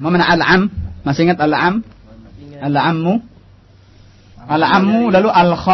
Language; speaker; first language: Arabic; non-native, fluent; Indonesian